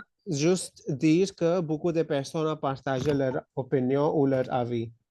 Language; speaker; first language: French; non-native, fluent; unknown